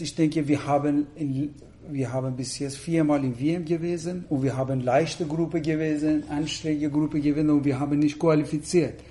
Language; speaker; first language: German; non-native, learner; Persian